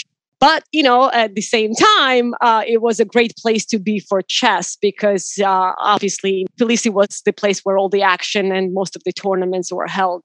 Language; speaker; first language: English; non-native, fluent; Georgian